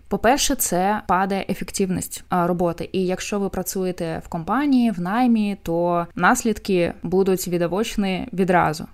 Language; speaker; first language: Ukrainian; non-native, local second language; Russian